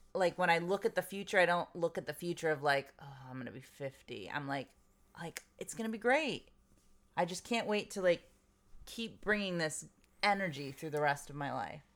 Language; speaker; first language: English; native; English